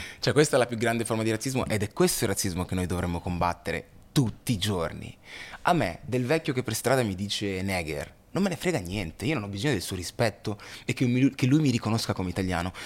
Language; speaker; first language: Italian; early bilingual, other home language; Lingala